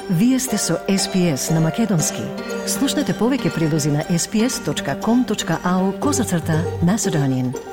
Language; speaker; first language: Macedonian; native; Macedonian